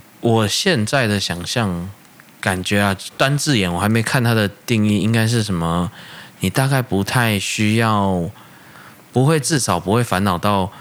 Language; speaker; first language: Chinese; native; Chinese